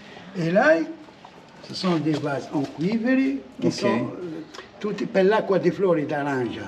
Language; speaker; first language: Italian; non-native, learner; Arabic